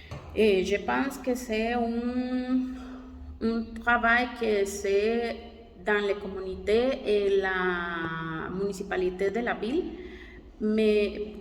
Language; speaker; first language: French; non-native, learner; Spanish